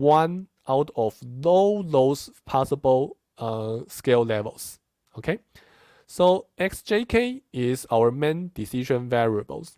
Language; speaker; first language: English; non-native, fluent; Chinese